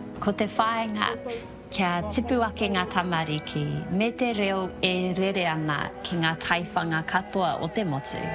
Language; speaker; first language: Māori; non-native, local second language; English